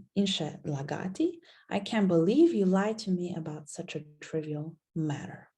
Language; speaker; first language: English; non-native, fluent; Slovenian